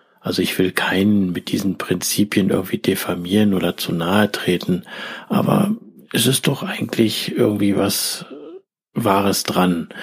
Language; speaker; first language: German; native; German